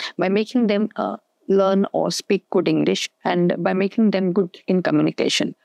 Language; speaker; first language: English; non-native, fluent; Hindi